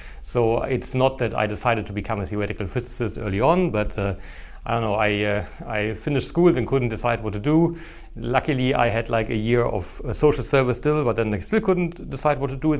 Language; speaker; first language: English; non-native, fluent; German